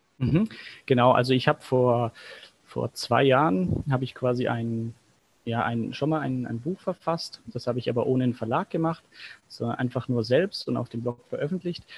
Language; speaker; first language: German; native; German